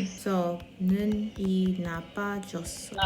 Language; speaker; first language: Korean; non-native, fluent; English